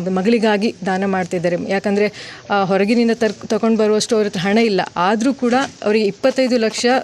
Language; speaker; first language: Kannada; native; Kannada